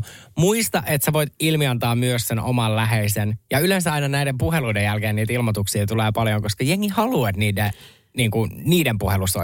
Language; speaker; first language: Finnish; native; Finnish